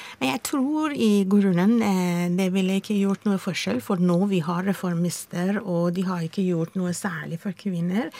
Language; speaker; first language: Norwegian; non-native, fluent; Persian